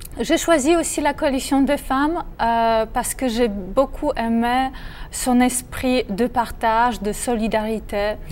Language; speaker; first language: French; non-native, fluent; Polish